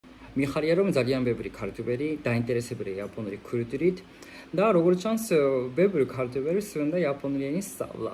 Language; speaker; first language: Georgian; non-native, fluent; Japanese